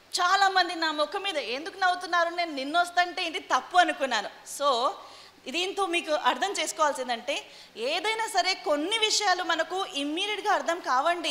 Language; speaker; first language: Telugu; non-native, local second language; Hindi